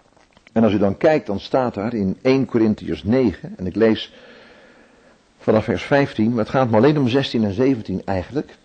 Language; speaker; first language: Dutch; native; Dutch